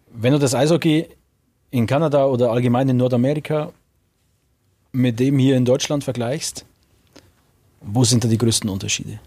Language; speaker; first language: German; native; German